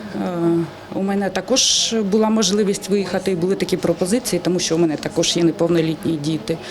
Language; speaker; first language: Ukrainian; native; Ukrainian